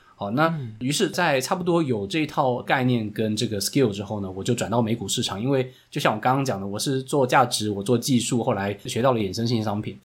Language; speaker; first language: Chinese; native; Chinese